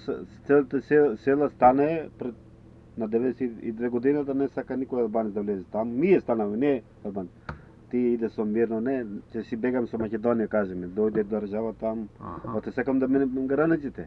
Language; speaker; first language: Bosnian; non-native, learner; Macedonian